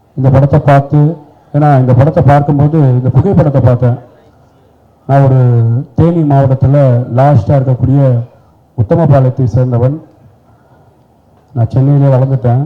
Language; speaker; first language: Tamil; native; Tamil